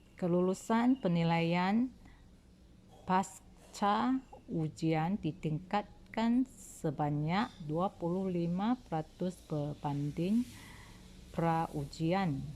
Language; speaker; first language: Malay; non-native, local second language; Chinese